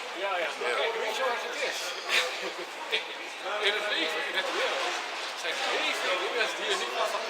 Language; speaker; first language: Dutch; non-native, fluent; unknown